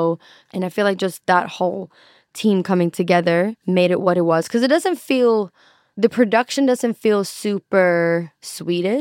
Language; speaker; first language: English; non-native, fluent; Swedish